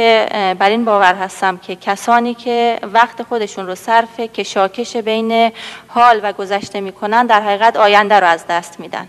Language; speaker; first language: Persian; native; Persian